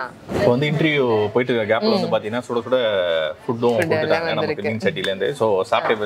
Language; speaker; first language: Tamil; native; Tamil